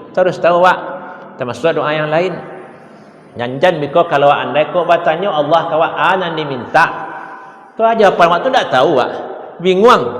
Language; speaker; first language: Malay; non-native, local second language; Minangkabau